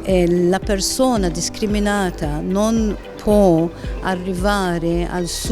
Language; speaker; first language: Italian; non-native, fluent; Maltese